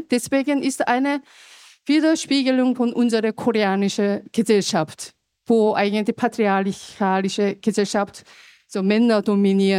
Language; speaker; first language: German; non-native, fluent; Korean